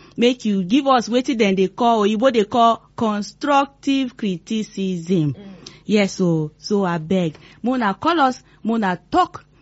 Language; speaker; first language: Nigerian Pidgin; non-native, local second language; Igbo